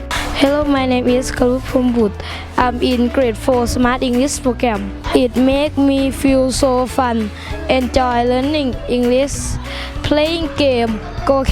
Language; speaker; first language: English; non-native, learner; Thai